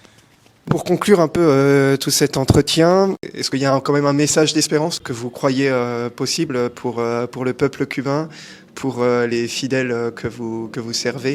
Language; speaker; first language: French; native; French